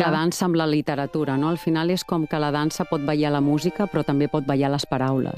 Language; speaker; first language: Catalan; native; Catalan